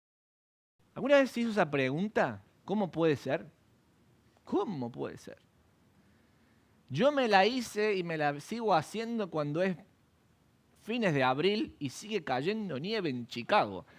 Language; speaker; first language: Spanish; native; Spanish